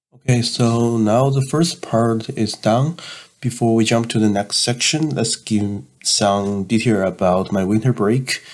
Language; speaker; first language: English; non-native, learner; Chinese